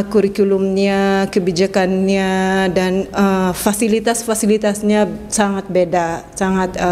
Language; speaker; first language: Indonesian; non-native, fluent; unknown